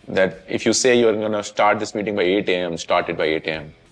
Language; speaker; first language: English; non-native, local second language; Hindi